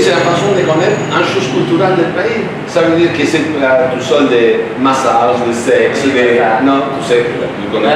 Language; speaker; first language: French; non-native, learner; Spanish